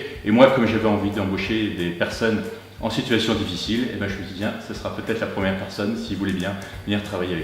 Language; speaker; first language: French; native; French